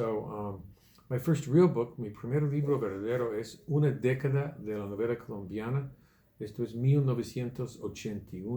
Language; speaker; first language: Spanish; non-native, fluent; English